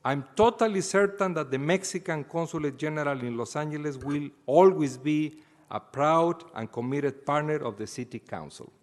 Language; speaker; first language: English; non-native, fluent; Spanish